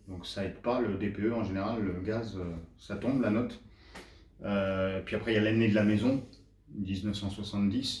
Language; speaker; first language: French; native; French